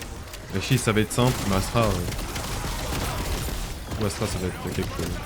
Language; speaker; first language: French; native; French